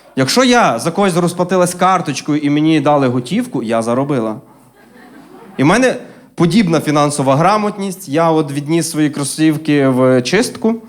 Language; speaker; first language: Ukrainian; native; Ukrainian